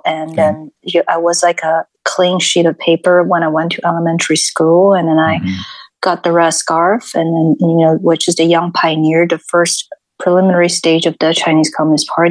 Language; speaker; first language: English; non-native, fluent; Chinese